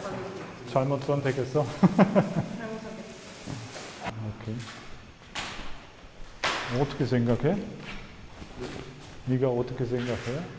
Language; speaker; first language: Korean; non-native, learner; German